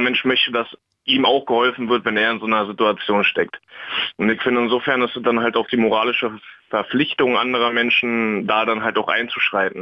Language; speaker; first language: German; native; German